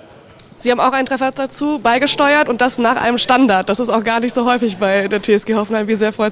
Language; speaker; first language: German; native; German